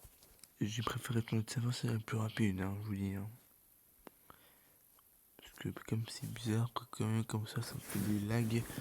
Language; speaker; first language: French; native; French